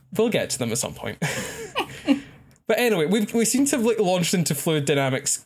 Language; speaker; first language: English; native; English